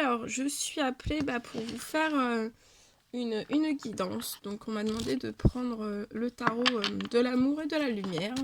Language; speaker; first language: French; native; French